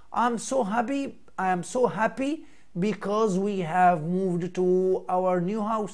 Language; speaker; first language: English; non-native, fluent; Arabic